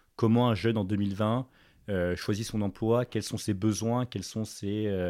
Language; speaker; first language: French; native; French